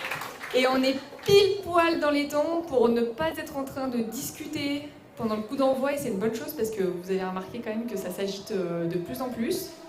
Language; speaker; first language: French; native; French